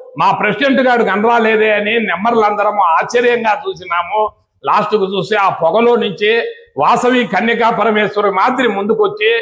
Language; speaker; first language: Telugu; native; Telugu